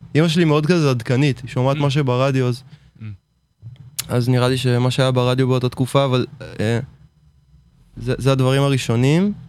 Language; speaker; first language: Hebrew; native; Hebrew